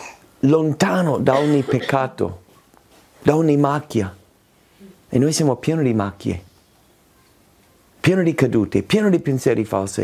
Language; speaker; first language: Italian; non-native, fluent; English